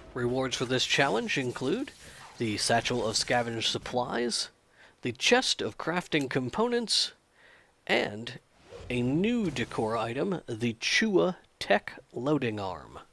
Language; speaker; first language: English; native; English